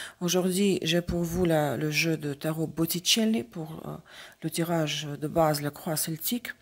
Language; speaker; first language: French; non-native, fluent; Russian